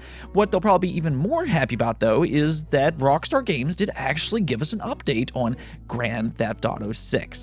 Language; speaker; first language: English; native; English